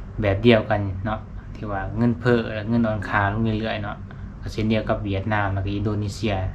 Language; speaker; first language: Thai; non-native, local second language; Lao